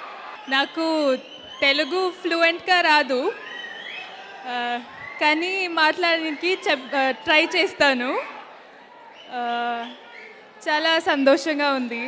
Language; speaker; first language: Telugu; non-native, learner; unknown